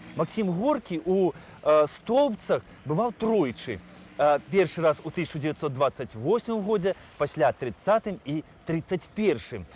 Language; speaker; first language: Belarusian; native; Belarusian